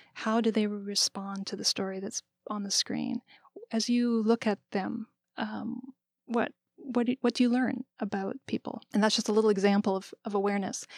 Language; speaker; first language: English; native; English